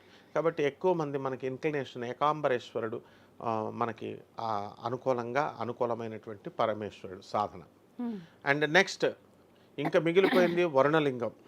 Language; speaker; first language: Telugu; native; Telugu